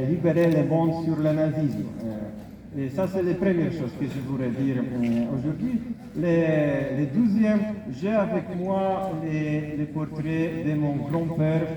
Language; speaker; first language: French; non-native, fluent; Polish